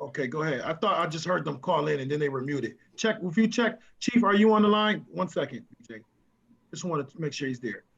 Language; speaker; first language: English; native; English